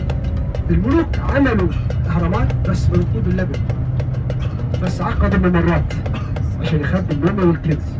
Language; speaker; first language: Arabic; native; Arabic